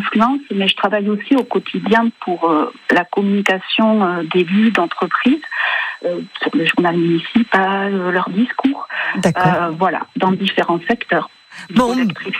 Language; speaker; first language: French; native; French